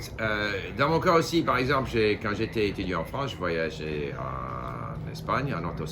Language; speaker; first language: French; non-native, fluent; English